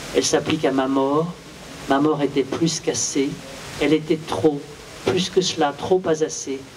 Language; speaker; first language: French; native; French